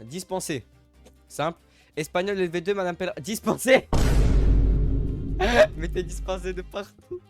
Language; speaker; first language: French; native; French